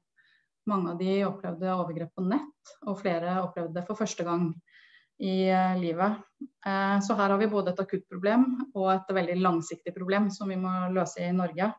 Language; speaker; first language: Norwegian; native; Norwegian